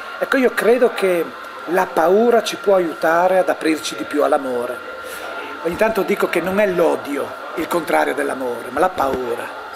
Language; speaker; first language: Italian; non-native, local second language; Friulian